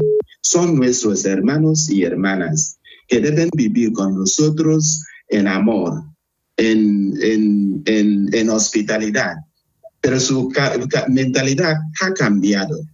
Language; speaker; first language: Spanish; non-native, fluent; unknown